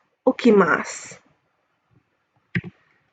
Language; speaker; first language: Japanese; non-native, fluent; English